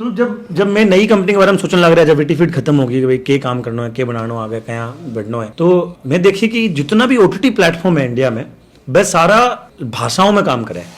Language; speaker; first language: Hindi; native; Hindi